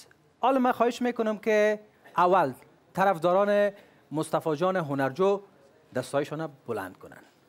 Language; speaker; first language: Persian; native; Persian